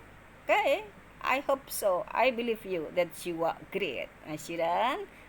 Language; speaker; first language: English; non-native, learner; Indonesian